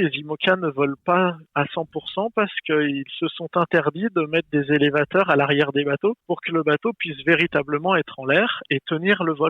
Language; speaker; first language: French; native; French